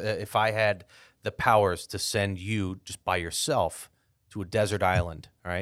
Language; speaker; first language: English; native; English